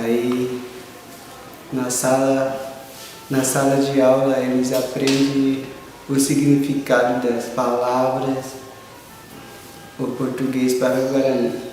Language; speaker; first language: Portuguese; non-native, local second language; Guarani